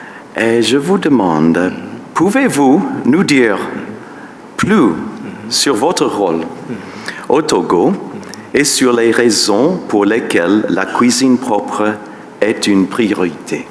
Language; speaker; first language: French; non-native, fluent; English